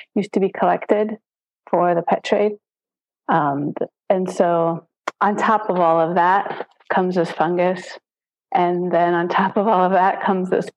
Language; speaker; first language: English; native; English